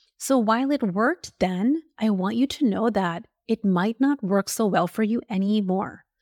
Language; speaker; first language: English; early bilingual, other home language; Hindi